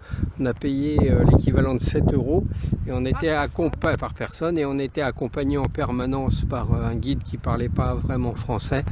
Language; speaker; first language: French; native; French